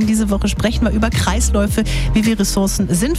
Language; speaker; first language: German; native; German